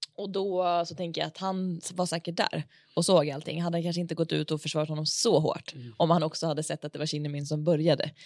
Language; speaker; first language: Swedish; native; Swedish